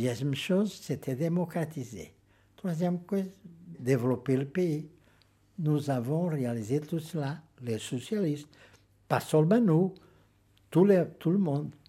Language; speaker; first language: French; non-native, fluent; Portuguese